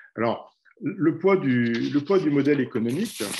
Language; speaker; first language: French; native; French